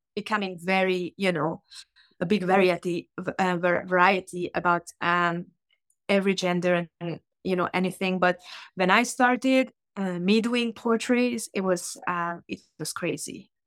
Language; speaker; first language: English; non-native, fluent; Hungarian